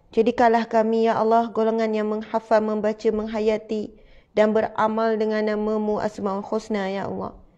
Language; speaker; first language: Malay; native; Malay